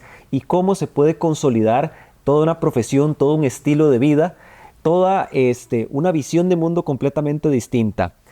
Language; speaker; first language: Spanish; native; Spanish